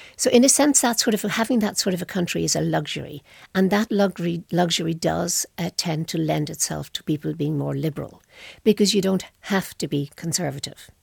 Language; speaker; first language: English; native; English